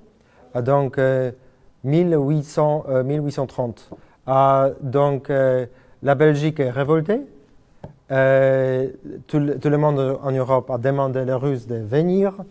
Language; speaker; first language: French; non-native, fluent; Polish